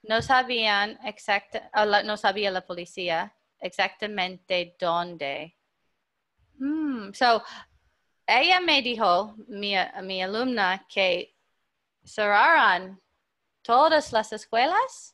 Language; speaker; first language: Spanish; non-native, fluent; English